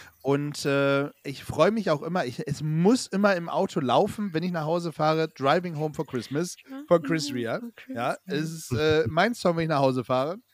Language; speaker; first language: German; native; German